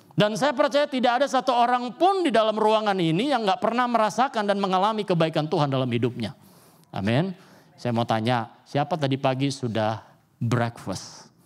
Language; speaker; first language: Indonesian; native; Indonesian